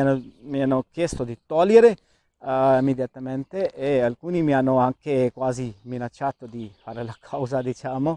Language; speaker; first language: Italian; non-native, learner; Urdu